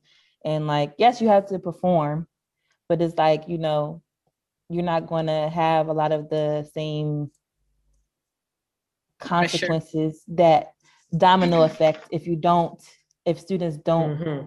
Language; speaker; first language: English; native; English